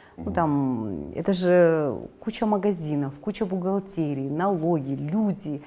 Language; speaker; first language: Russian; native; Russian